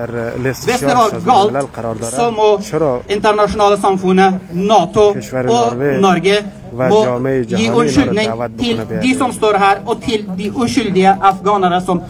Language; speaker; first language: Norwegian; non-native, fluent; Persian